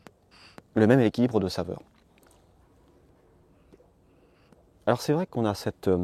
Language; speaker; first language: French; native; French